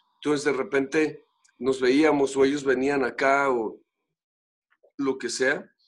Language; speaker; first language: Spanish; native; Spanish